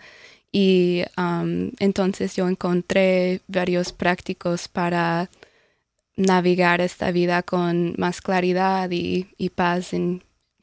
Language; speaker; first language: Spanish; non-native, learner; English